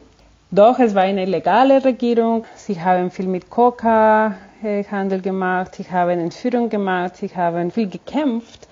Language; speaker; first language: German; non-native, fluent; Spanish